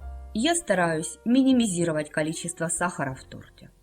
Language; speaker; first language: Russian; native; Russian